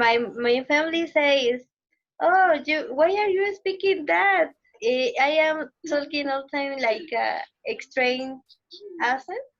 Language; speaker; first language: English; non-native, learner; Spanish